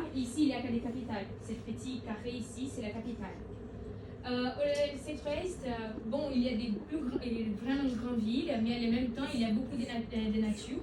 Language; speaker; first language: French; non-native, learner; Portuguese